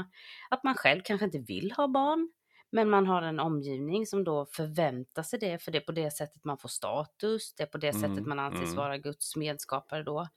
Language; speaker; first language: Swedish; native; Swedish